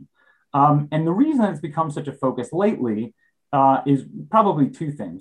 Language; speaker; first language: English; native; English